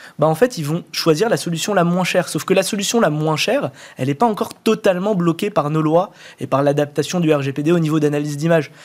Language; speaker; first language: French; native; French